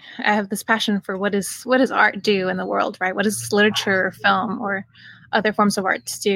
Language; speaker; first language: English; native; English